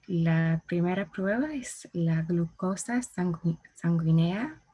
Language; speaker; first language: Spanish; non-native, learner; English